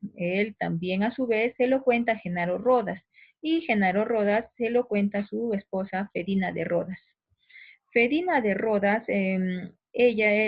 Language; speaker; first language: Spanish; native; Spanish